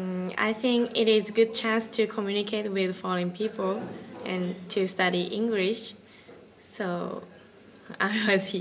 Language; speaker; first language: English; non-native, learner; Japanese